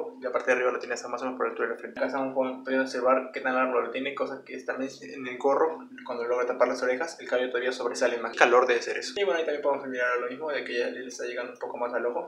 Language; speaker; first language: Spanish; native; Spanish